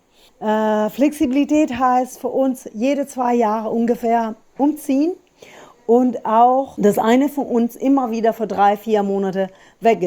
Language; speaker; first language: German; non-native, fluent; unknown